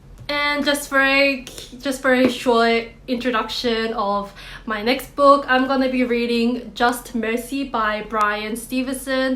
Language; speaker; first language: English; non-native, fluent; Korean